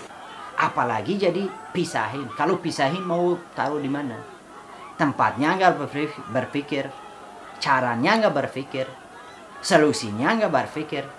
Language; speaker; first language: Indonesian; non-native, fluent; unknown